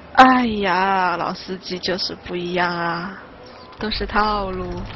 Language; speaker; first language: Chinese; native; Chinese